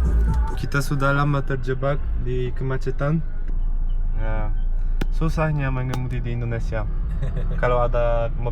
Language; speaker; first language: Indonesian; non-native, fluent; Polish